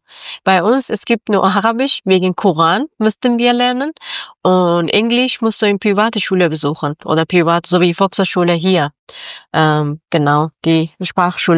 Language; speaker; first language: German; non-native, learner; Persian